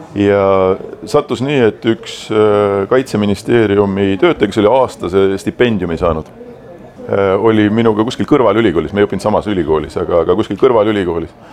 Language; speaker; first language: Estonian; native; Estonian